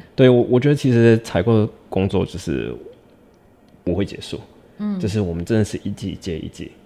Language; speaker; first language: Chinese; non-native, fluent; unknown